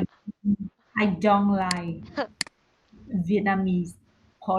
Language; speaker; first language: English; non-native, learner; Vietnamese